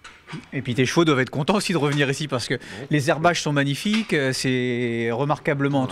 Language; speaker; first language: French; native; French